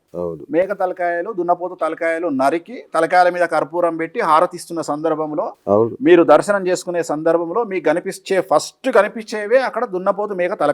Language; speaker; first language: Telugu; native; Telugu